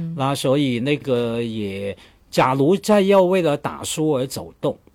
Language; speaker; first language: Chinese; non-native, local second language; Cantonese